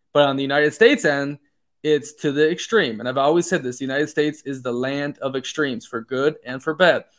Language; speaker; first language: English; native; English